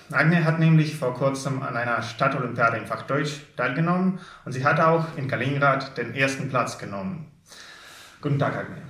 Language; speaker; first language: German; non-native, fluent; Russian